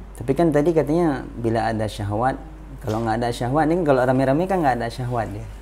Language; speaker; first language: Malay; non-native, local second language; Achinese